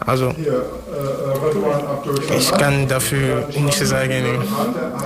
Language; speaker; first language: German; non-native, fluent; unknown